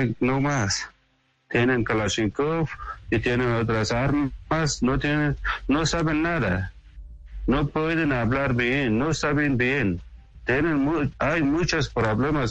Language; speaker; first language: Spanish; non-native, learner; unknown